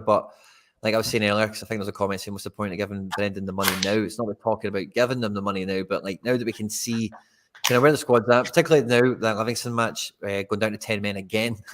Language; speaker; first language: English; native; English